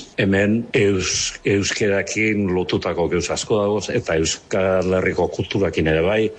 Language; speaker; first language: Basque; early bilingual, heritage; Basque